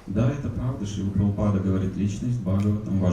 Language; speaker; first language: Russian; native; Russian